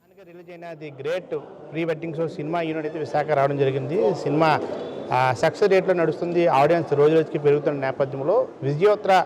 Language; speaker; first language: Telugu; native; Telugu